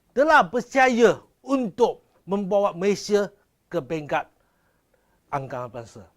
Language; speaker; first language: Malay; non-native, local second language; Chinese